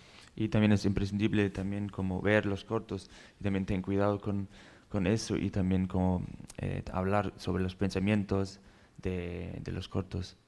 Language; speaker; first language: Spanish; non-native, fluent; German